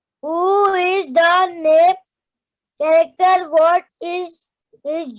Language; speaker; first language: English; non-native, learner; Hindi